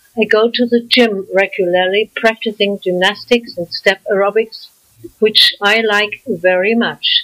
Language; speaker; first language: English; non-native, fluent; German